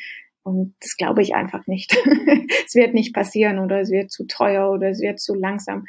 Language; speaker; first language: German; non-native, fluent; Danish